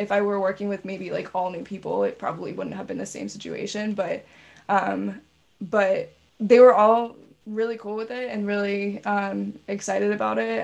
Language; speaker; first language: English; native; English